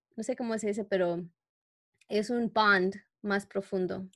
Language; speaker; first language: Spanish; early bilingual, heritage; Spanish